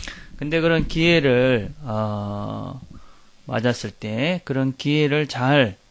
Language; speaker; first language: Korean; native; Korean